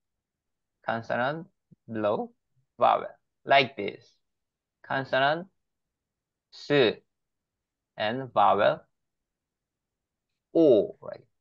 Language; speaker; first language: English; non-native, learner; Korean